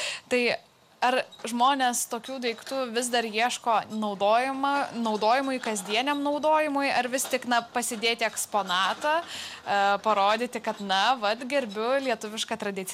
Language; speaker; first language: Lithuanian; native; Lithuanian